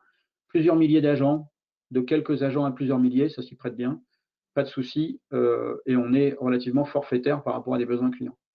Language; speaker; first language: French; native; French